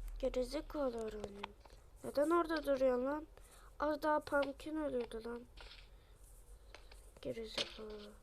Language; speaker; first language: Turkish; native; Turkish